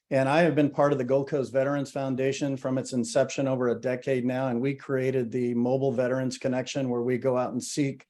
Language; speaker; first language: English; native; English